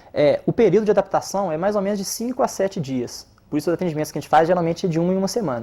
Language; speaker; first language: Portuguese; native; Portuguese